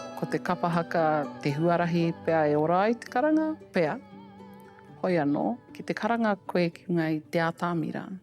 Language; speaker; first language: Māori; native; Māori